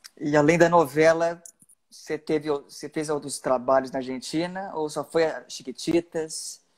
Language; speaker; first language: Portuguese; native; Portuguese